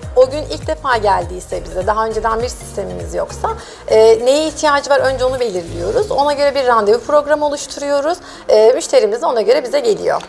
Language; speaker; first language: Turkish; native; Turkish